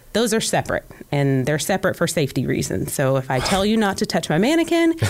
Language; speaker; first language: English; native; English